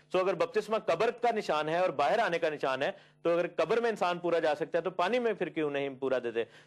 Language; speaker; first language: Urdu; native; Urdu